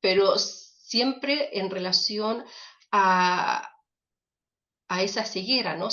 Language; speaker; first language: Spanish; native; Spanish